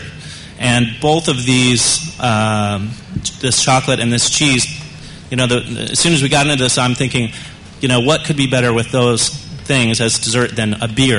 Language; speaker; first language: English; native; English